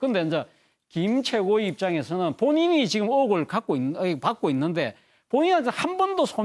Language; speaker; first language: Korean; native; Korean